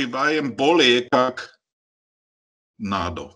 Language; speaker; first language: Russian; non-native, learner; Slovak